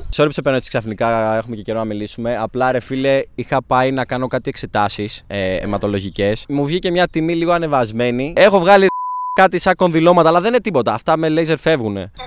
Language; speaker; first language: Greek; early bilingual, other home language; Albanian